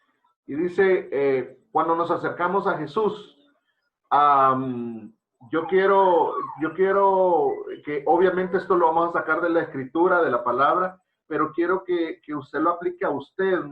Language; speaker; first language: Spanish; native; Spanish